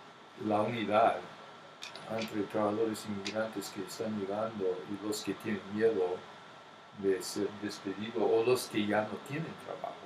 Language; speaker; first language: Spanish; non-native, fluent; English